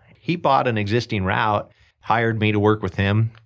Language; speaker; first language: English; native; English